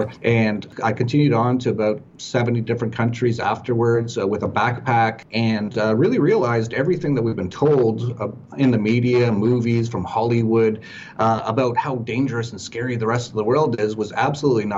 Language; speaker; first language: English; native; English